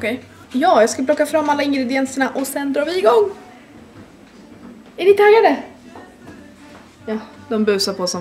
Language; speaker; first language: Swedish; native; Swedish